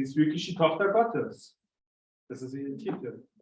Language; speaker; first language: German; native; German